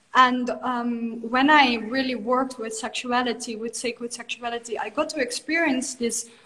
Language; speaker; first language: English; non-native, fluent; Dutch